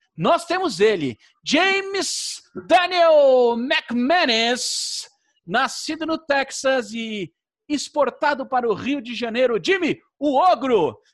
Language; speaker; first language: Portuguese; native; Portuguese